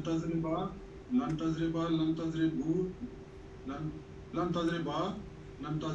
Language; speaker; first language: Arabic; non-native, learner; Urdu